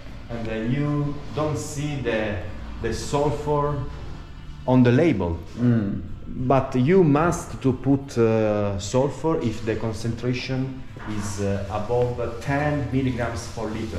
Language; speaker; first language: English; non-native, learner; Italian